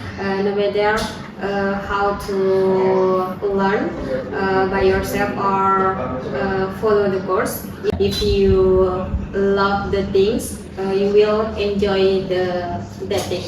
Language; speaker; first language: English; non-native, learner; Indonesian